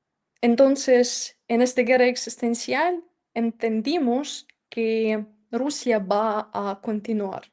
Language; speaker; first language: Spanish; non-native, fluent; Ukrainian